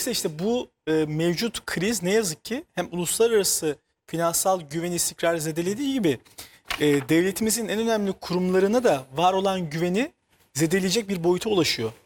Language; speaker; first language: Turkish; native; Turkish